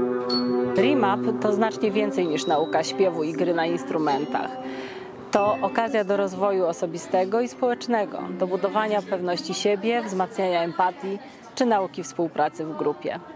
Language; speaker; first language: Polish; native; Polish